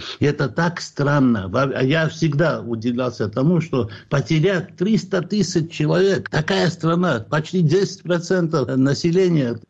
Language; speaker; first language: Russian; non-native, local second language; Georgian